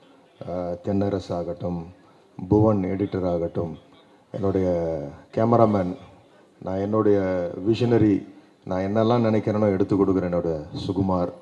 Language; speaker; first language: Tamil; native; Tamil